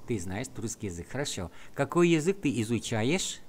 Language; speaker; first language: Russian; non-native, fluent; Vietnamese